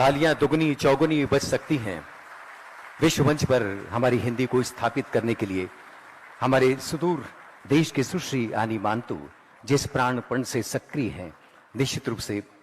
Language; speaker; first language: Hindi; native; Hindi